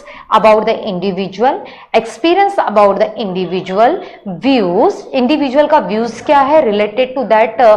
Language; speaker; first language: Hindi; native; Hindi